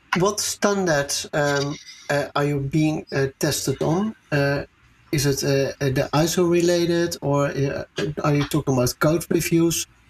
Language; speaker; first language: English; non-native, fluent; Dutch